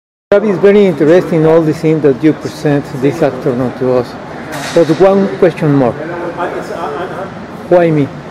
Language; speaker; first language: English; non-native, learner; Spanish